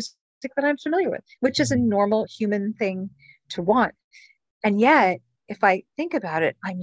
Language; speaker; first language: English; native; English